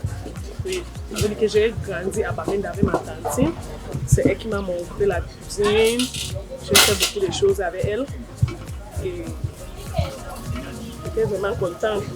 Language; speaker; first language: French; non-native, local second language; English